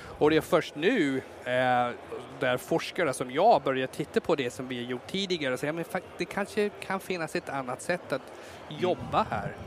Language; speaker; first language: Swedish; non-native, fluent; English